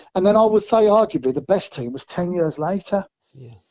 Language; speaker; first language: English; native; English